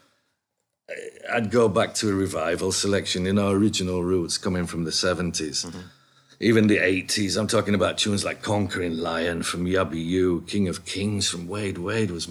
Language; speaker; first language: English; native; English